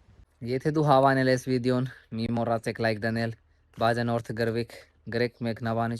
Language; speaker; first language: Armenian; non-native, learner; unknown